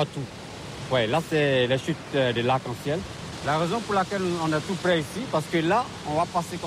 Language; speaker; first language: French; non-native, fluent; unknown